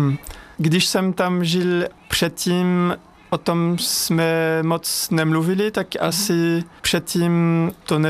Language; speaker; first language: Czech; non-native, fluent; French